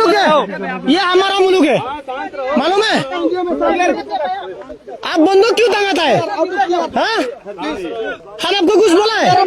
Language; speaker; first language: Hindi; non-native, learner; Bangla